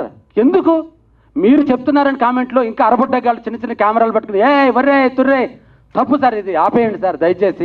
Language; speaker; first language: Telugu; native; Telugu